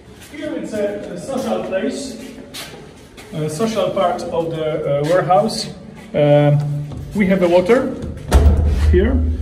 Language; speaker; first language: English; non-native, learner; Polish